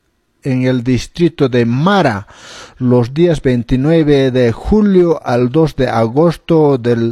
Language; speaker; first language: Spanish; non-native, local second language; Quechua